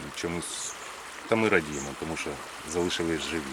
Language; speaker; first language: Ukrainian; native; Ukrainian